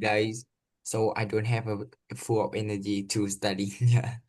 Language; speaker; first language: English; non-native, learner; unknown